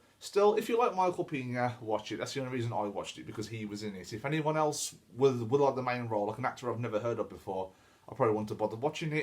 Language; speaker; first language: English; native; English